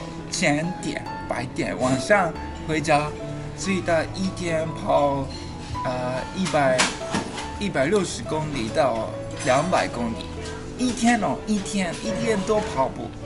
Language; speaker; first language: Chinese; non-native, learner; Japanese